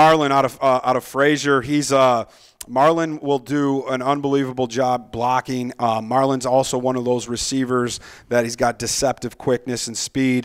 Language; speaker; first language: English; native; English